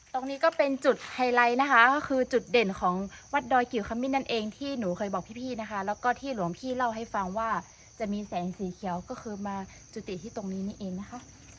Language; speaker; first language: Thai; non-native, local second language; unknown